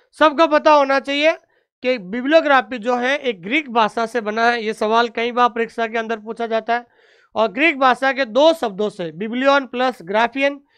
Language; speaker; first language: Hindi; native; Hindi